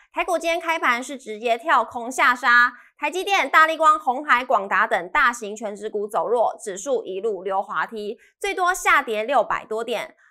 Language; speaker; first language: Chinese; native; Chinese